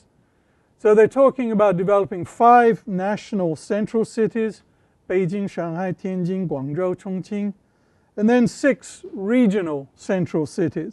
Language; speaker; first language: English; native; English